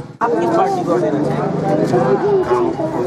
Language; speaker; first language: Hindi; native; Hindi